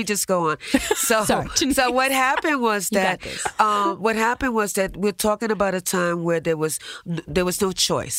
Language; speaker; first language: English; early bilingual, other home language; Spanish